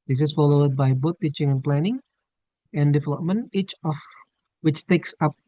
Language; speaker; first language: English; non-native, fluent; Indonesian